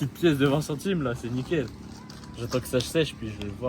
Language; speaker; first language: French; native; French